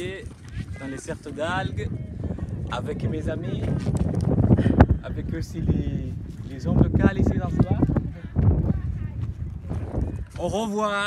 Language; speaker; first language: French; non-native, learner; Swahili